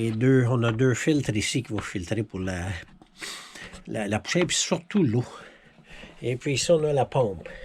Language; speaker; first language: French; native; French